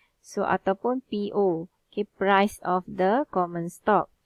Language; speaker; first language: English; non-native, local second language; Malay